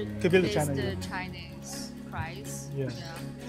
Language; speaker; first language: English; non-native, fluent; Chinese